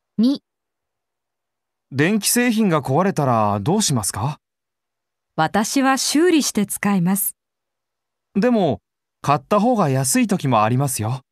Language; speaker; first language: Japanese; non-native, learner; Filipino